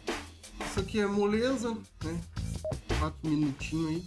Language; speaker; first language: Portuguese; native; Portuguese